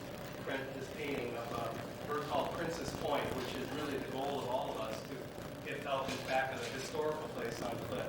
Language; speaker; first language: English; native; English